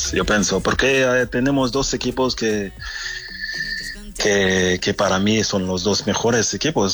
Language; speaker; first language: Spanish; non-native, fluent; French